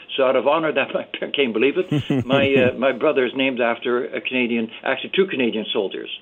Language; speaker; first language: English; early bilingual, other home language; Dutch